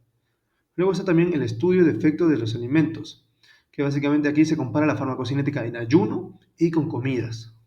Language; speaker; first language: Spanish; native; Spanish